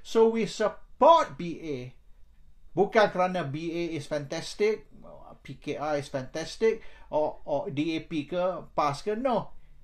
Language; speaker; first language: English; non-native, local second language; Malay